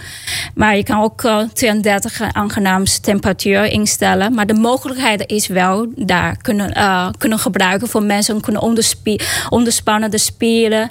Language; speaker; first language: Dutch; non-native, learner; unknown